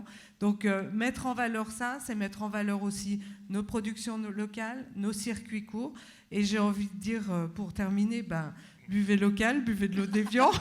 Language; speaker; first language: French; native; French